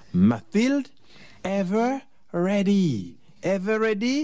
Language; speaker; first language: English; non-native, fluent; French